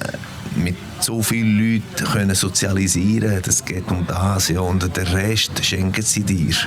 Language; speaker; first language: German; non-native, fluent; Italian